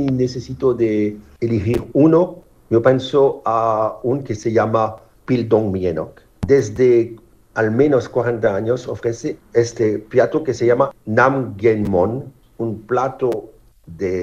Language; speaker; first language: Spanish; non-native, fluent; French